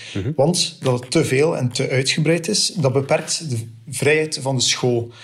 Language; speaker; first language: Dutch; native; Dutch